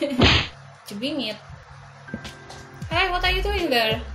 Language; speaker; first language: English; non-native, learner; Indonesian